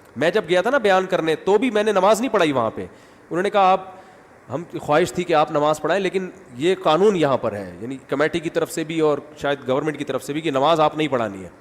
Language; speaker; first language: Urdu; native; Urdu